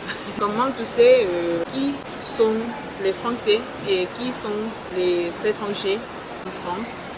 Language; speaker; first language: French; non-native, learner; Thai